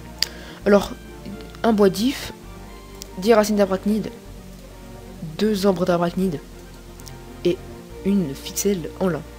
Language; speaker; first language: French; native; French